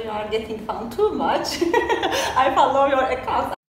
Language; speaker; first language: English; non-native, learner; Turkish